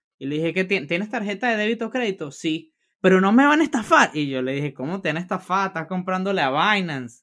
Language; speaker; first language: Spanish; native; Spanish